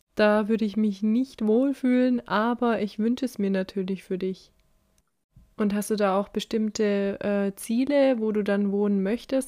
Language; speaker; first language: German; native; German